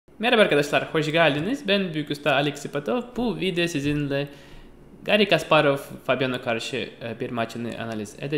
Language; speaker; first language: Turkish; non-native, fluent; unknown